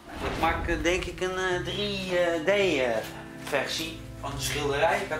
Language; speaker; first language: Dutch; early bilingual, other home language; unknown